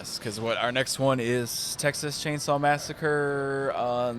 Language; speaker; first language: English; native; English